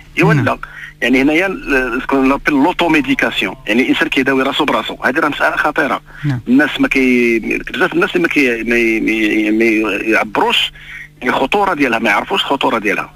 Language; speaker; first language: Arabic; native; Arabic